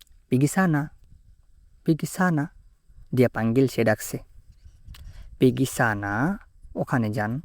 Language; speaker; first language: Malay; non-native, fluent; Bangla